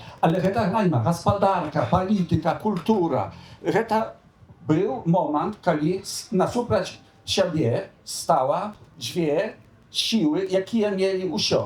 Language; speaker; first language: Polish; non-native, local second language; Belarusian